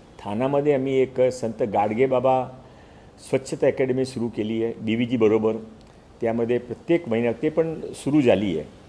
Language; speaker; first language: Marathi; non-native, local second language; Hindi